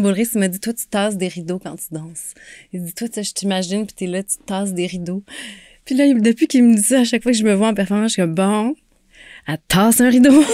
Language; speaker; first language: French; native; French